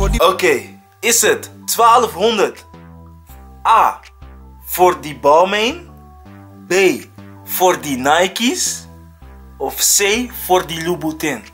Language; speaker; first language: Dutch; early bilingual, other home language; Akan